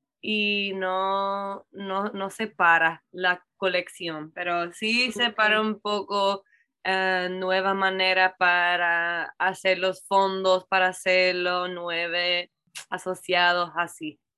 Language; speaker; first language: Spanish; non-native, learner; English